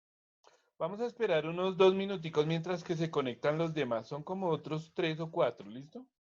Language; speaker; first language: Spanish; native; Spanish